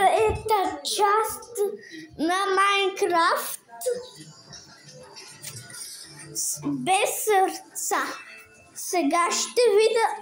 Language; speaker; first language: Bulgarian; early bilingual, heritage; Bulgarian